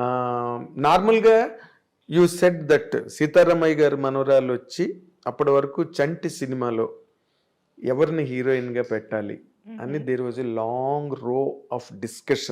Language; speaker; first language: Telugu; native; Telugu